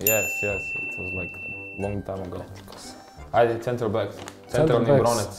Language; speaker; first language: English; non-native, learner; Croatian